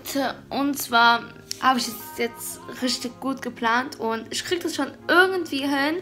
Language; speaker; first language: German; early bilingual, other home language; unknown